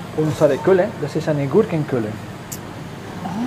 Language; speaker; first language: German; non-native, learner; Spanish